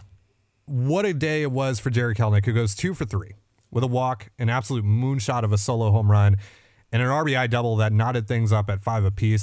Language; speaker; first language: English; native; English